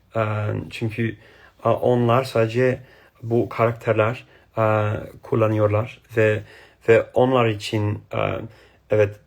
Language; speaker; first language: Turkish; non-native, learner; English